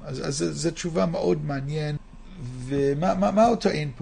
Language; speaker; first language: Hebrew; non-native, fluent; English